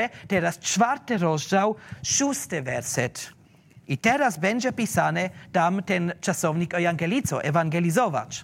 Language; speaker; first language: Polish; non-native, learner; German